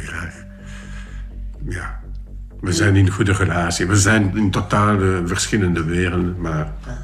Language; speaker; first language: Dutch; non-native, local second language; French